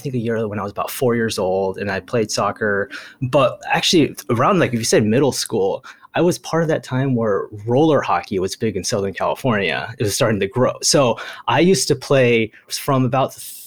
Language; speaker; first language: English; early bilingual, other home language; Japanese